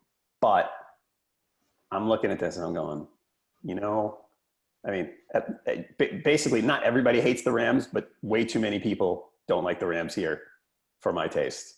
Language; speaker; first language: English; native; English